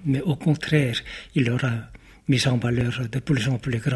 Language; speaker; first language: French; non-native, fluent; Korean